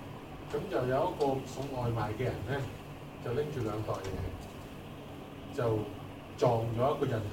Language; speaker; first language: Cantonese; native; Cantonese